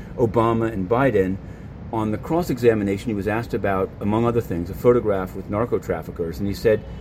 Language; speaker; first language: English; native; English